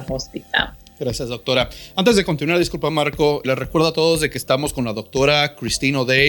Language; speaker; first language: Spanish; native; Spanish